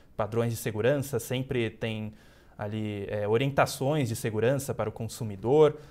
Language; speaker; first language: Portuguese; native; Portuguese